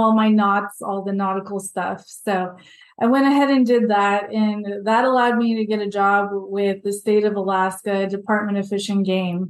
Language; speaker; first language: English; native; English